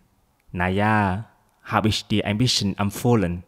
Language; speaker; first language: German; non-native, learner; Vietnamese